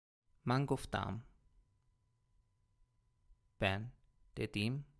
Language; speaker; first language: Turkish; non-native, fluent; Persian